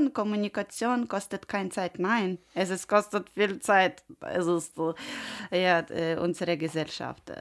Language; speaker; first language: German; non-native, learner; Ukrainian